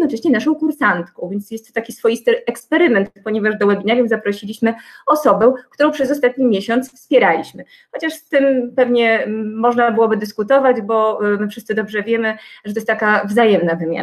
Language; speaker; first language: Polish; native; Polish